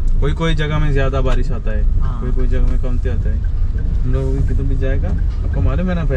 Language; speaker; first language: Hindi; non-native, local second language; Malayalam